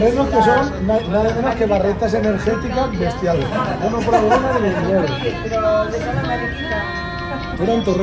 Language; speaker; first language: Spanish; native; Spanish